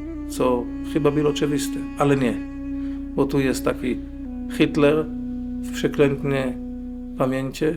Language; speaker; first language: Polish; non-native, fluent; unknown